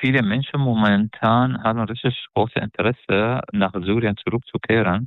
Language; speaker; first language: German; non-native, fluent; Arabic